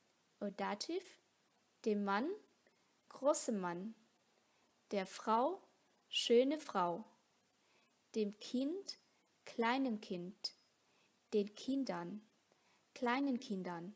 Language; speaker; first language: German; non-native, fluent; Vietnamese